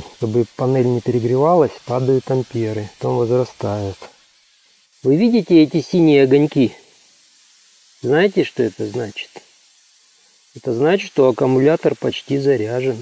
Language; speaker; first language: Russian; native; Russian